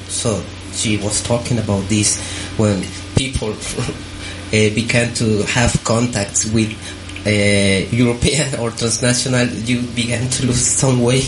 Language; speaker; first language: English; non-native, learner; Spanish